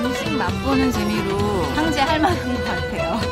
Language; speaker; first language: Korean; native; Korean